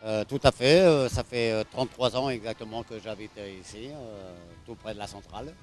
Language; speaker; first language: French; native; French